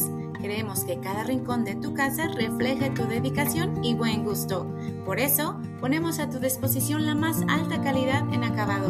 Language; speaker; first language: Spanish; native; Spanish